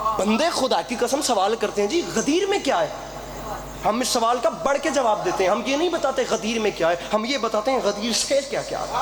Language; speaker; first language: Urdu; non-native, local second language; Punjabi